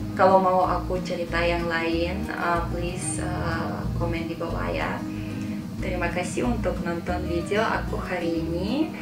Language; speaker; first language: Indonesian; non-native, fluent; Russian